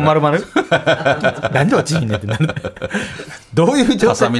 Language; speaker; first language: Japanese; native; Japanese